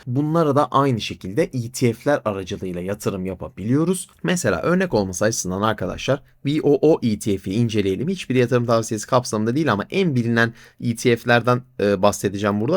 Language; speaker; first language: Turkish; native; Turkish